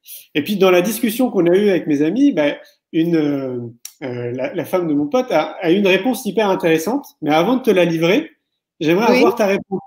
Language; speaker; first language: French; native; French